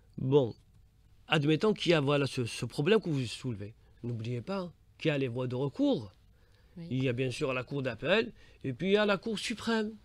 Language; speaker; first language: French; non-native, local second language; Arabic